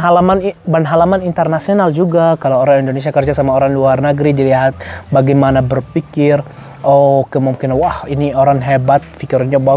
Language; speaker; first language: Indonesian; non-native, fluent; Arabic